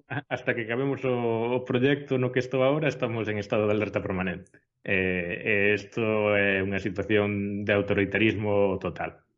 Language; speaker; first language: Galician; non-native, local second language; Spanish